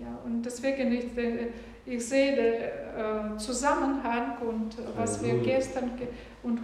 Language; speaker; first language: German; non-native, learner; Russian